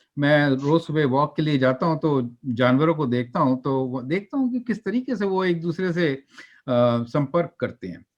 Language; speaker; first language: Hindi; native; Hindi